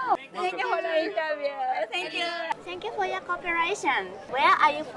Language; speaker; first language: English; non-native, learner; Japanese